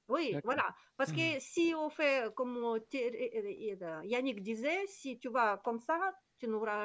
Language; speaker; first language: French; non-native, learner; Kyrgyz